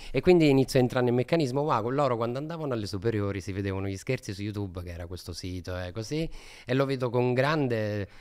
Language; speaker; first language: Italian; native; Italian